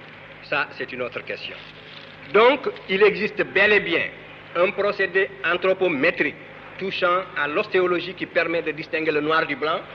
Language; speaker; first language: French; non-native, local second language; Wolof